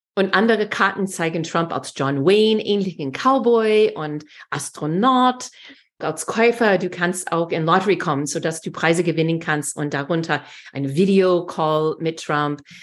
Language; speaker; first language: German; non-native, fluent; English